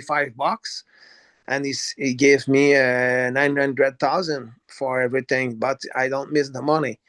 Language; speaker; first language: English; non-native, learner; French